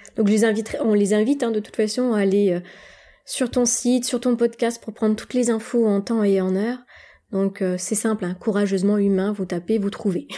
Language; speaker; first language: French; native; French